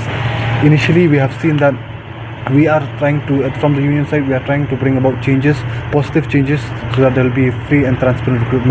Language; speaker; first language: English; non-native, local second language; Khasi